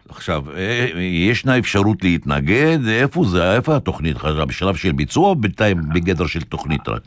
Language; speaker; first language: Hebrew; non-native, local second language; Arabic